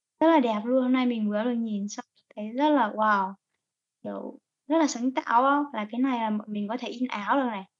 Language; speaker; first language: Vietnamese; native; Vietnamese